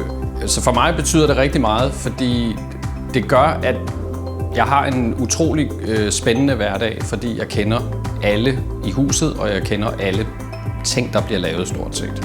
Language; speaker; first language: Danish; native; Danish